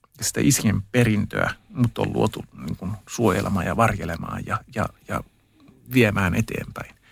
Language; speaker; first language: Finnish; early bilingual, heritage; Finnish